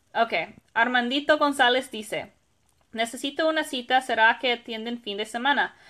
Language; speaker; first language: Spanish; non-native, fluent; English